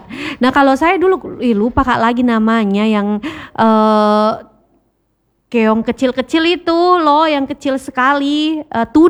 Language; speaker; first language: Indonesian; native; Indonesian